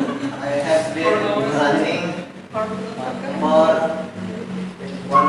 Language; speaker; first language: English; non-native, learner; Indonesian